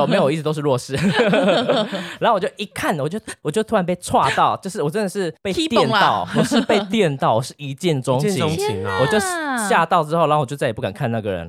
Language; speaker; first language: Chinese; native; Chinese